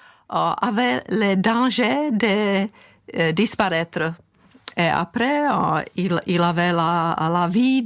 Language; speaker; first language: French; non-native, fluent; Czech